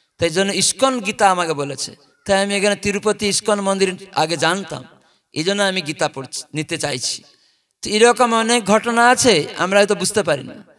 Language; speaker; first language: Bangla; non-native, fluent; Odia